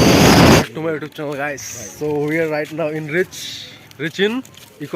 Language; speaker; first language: English; non-native, local second language; Hindi